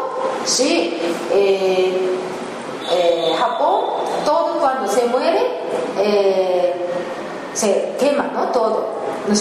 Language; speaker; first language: Spanish; non-native, learner; Japanese